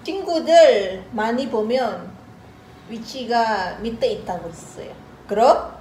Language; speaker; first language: Korean; non-native, learner; Indonesian